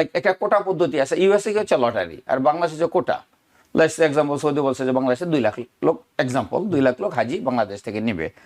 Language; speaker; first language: Bangla; native; Bangla